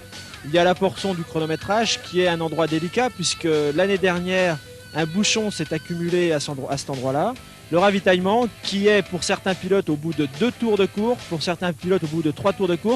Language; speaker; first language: French; native; French